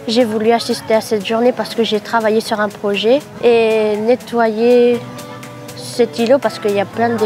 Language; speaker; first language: French; non-native, local second language; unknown